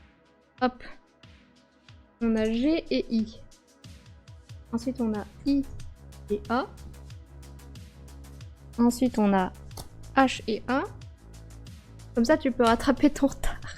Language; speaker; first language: French; native; French